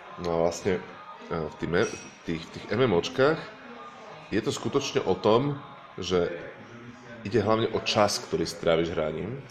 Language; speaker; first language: Slovak; native; Slovak